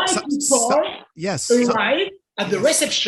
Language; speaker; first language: English; non-native, learner; French